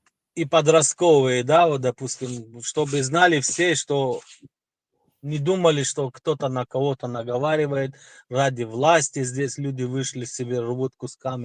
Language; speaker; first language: Russian; non-native, local second language; Tajik